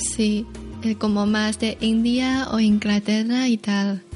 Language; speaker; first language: Spanish; non-native, learner; Chinese